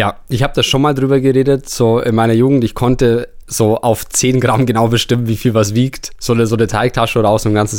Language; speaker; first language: German; native; German